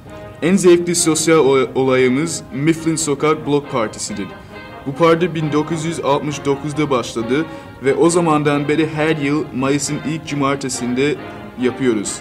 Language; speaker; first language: Turkish; early bilingual, heritage; Turkish